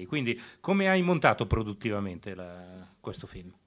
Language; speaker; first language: Italian; native; Italian